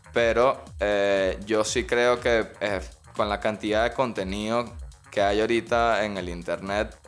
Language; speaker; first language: Spanish; native; Spanish